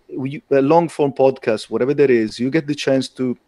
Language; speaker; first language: English; non-native, fluent; Italian